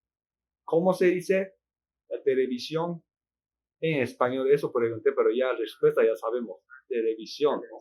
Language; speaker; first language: Spanish; non-native, fluent; Japanese